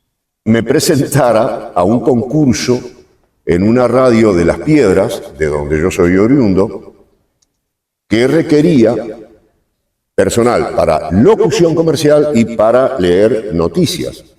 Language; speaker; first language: Spanish; native; Spanish